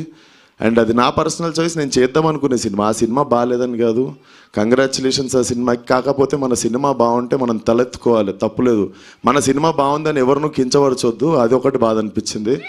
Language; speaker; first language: Telugu; native; Telugu